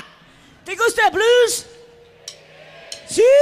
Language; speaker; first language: Spanish; non-native, learner; English